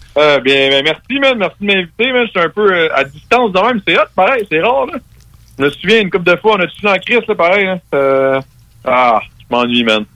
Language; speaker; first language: French; native; French